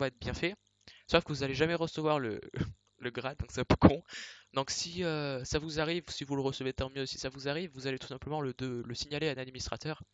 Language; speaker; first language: French; native; French